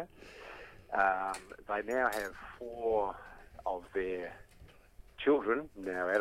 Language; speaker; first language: English; native; English